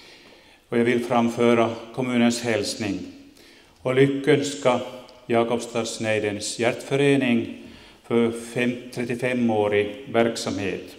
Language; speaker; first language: Swedish; native; Swedish